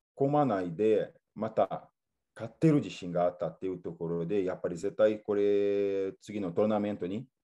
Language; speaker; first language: Japanese; non-native, fluent; Portuguese